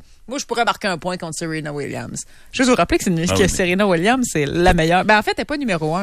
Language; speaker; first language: French; native; French